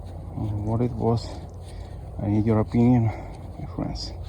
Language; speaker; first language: English; non-native, learner; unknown